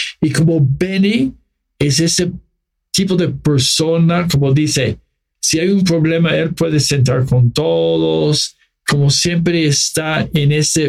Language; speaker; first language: Spanish; non-native, fluent; English